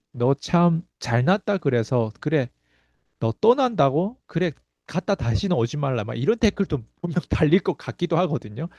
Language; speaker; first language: Korean; native; Korean